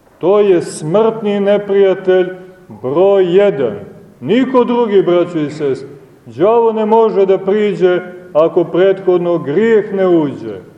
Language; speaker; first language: Serbian; native; Serbian